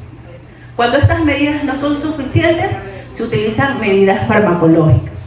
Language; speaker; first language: Spanish; native; Spanish